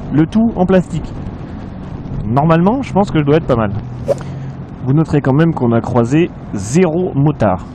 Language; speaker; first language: French; native; French